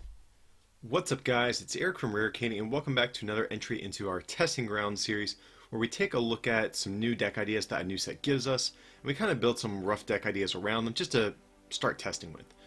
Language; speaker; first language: English; native; English